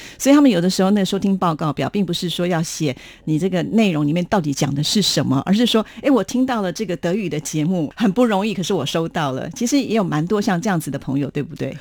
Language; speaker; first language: Chinese; native; Chinese